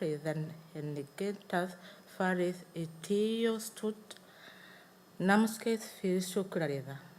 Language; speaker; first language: Icelandic; non-native, learner; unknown